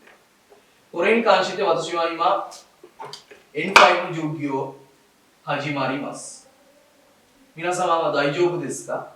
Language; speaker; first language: Japanese; non-native, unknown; Sinhala